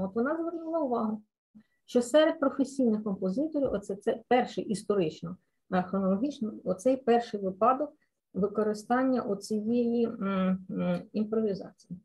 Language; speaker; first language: Ukrainian; native; Ukrainian